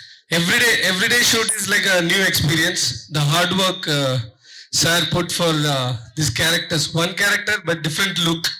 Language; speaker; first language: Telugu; non-native, learner; Tamil